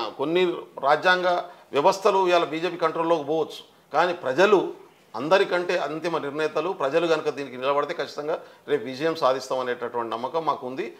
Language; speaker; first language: Telugu; non-native, local second language; Lambadi